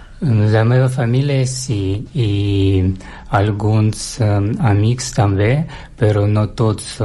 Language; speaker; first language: Catalan; non-native, learner; Russian